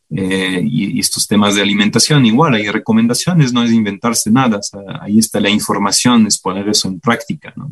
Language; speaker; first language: Spanish; non-native, fluent; French